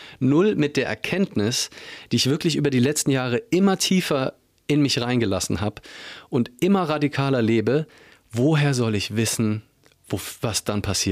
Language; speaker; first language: German; native; German